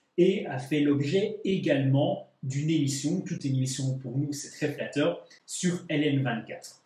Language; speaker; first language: French; native; French